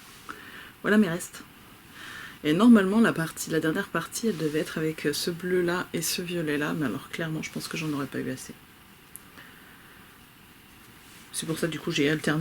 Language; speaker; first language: French; native; French